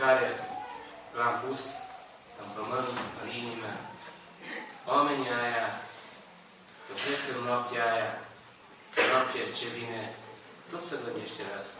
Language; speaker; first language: Romanian; non-native, learner; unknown